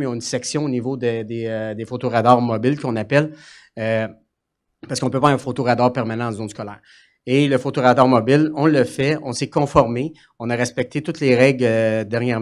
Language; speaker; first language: French; native; French